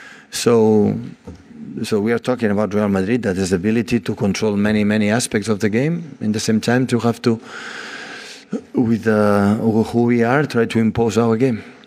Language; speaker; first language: English; non-native, fluent; Catalan